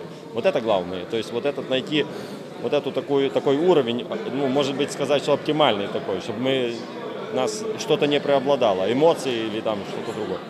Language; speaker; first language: Russian; native; Russian